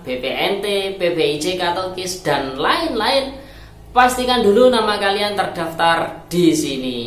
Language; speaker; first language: Indonesian; native; Indonesian